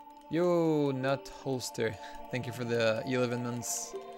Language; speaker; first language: English; non-native, fluent; French